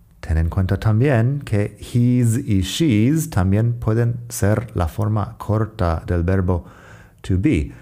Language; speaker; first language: Spanish; non-native, fluent; English